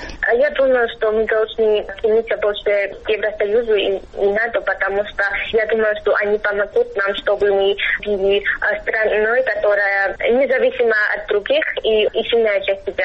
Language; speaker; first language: Russian; non-native, fluent; Georgian